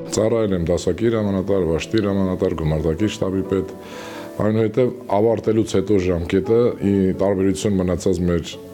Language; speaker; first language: Armenian; native; Armenian